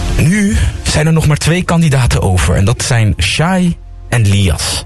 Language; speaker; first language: Dutch; native; Dutch